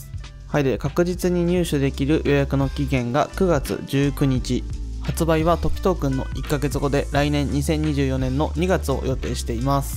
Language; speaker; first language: Japanese; native; Japanese